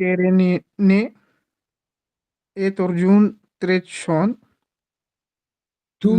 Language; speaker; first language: French; non-native, learner; Hindi